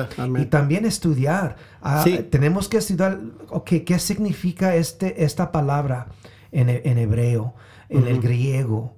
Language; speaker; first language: Spanish; early bilingual, heritage; Spanish